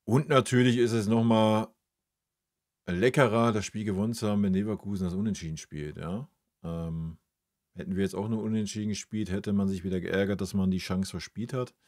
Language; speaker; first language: German; native; German